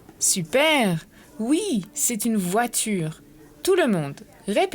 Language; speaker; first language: French; non-native, fluent; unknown